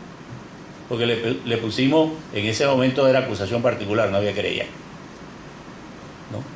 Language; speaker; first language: Spanish; native; Spanish